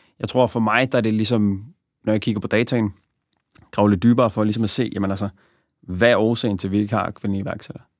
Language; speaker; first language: Danish; early bilingual, other home language; Bosnian